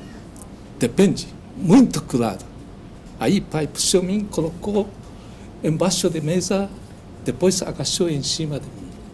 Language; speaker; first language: Portuguese; non-native, learner; Japanese